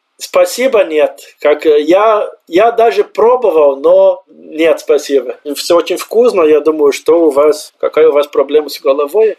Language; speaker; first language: Russian; non-native, fluent; Portuguese